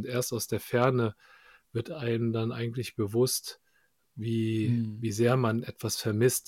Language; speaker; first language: German; early bilingual, other home language; Korean